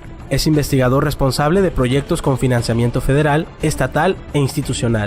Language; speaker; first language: Spanish; native; Spanish